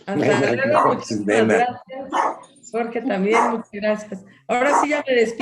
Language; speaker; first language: Spanish; native; Spanish